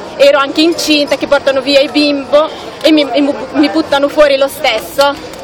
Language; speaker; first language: Italian; non-native, fluent; Arabic